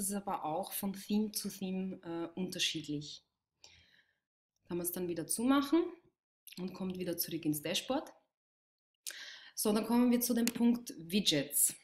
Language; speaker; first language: German; native; German